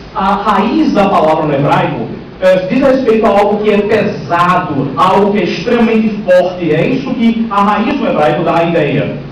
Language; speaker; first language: Portuguese; native; Portuguese